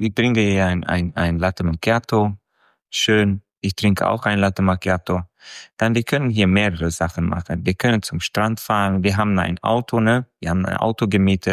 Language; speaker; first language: German; non-native, fluent; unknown